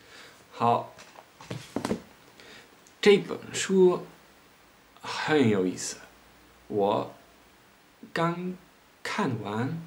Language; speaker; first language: Chinese; non-native, learner; Dutch